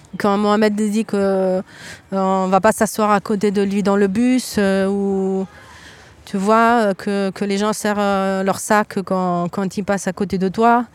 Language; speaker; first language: French; native; French